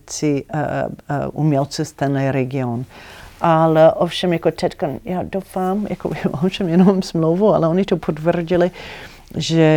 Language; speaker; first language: Czech; non-native, learner; English